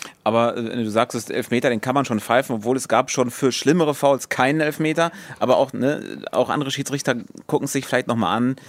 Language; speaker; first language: German; native; German